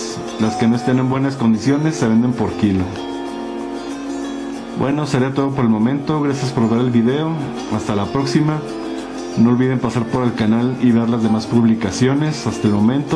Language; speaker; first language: Spanish; native; Spanish